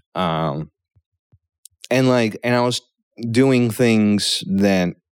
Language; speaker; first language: English; early bilingual, other home language; Polish